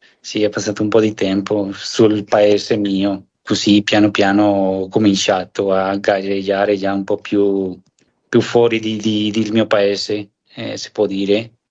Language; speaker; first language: Italian; non-native, fluent; Spanish